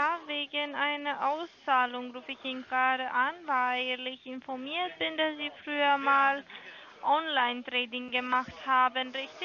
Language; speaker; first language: German; non-native, learner; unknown